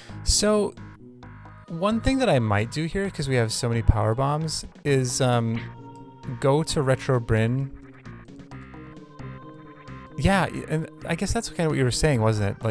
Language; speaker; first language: English; native; English